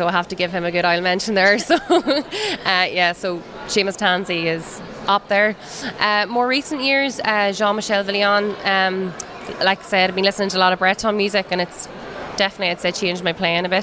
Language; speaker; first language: English; native; English